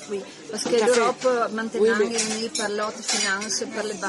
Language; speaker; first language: French; non-native, learner; Italian